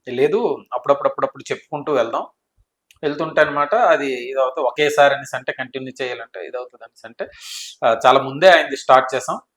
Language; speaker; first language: Telugu; native; Telugu